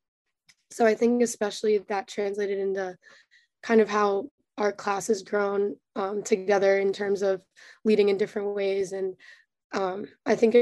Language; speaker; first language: English; native; English